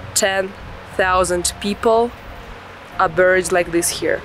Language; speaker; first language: English; non-native, fluent; Russian